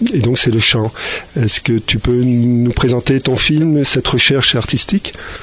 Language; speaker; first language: French; native; French